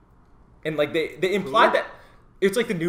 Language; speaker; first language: English; native; English